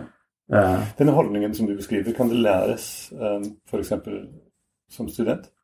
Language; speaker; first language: Norwegian; non-native, fluent; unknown